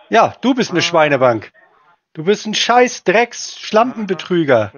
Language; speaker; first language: German; native; German